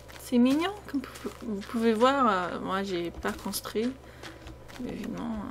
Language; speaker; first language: French; non-native, fluent; English